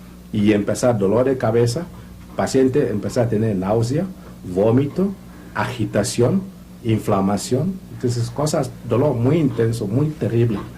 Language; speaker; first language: Spanish; non-native, learner; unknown